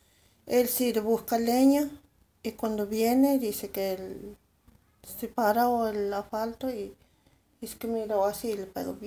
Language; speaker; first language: Spanish; non-native, local second language; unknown